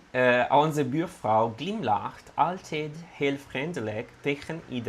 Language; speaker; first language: Dutch; non-native, learner; Italian